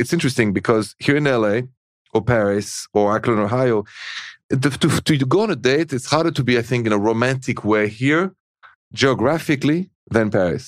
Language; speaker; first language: English; non-native, fluent; French